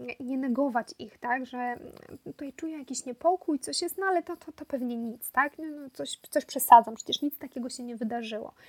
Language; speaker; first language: Polish; native; Polish